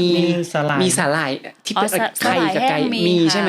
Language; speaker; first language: Thai; native; Thai